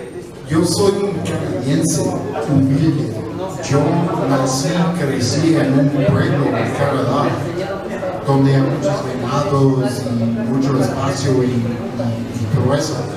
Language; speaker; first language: Spanish; non-native, fluent; English